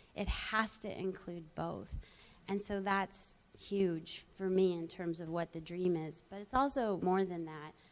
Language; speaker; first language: English; native; English